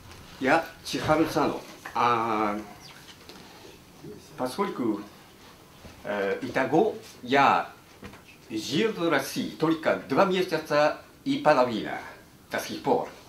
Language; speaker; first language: Russian; non-native, learner; Japanese